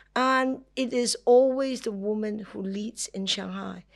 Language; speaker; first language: English; non-native, local second language; Cantonese